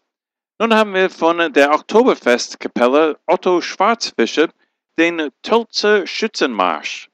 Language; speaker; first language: German; early bilingual, heritage; English